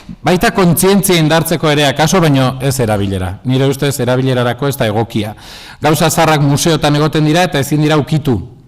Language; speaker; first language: Basque; non-native, local second language; Spanish